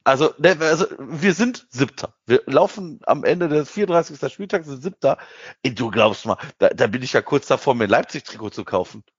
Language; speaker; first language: German; native; German